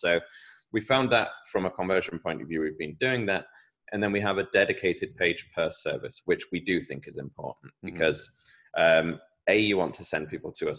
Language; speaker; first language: English; native; English